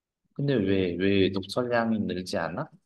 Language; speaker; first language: Korean; non-native, fluent; Vietnamese